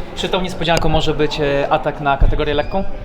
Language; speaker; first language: Polish; native; Polish